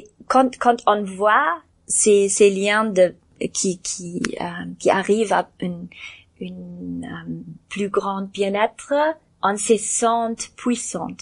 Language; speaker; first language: French; non-native, learner; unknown